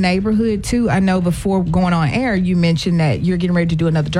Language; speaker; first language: English; native; English